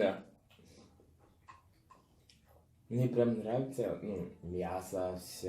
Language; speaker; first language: Russian; non-native, learner; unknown